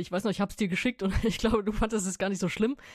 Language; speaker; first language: German; native; German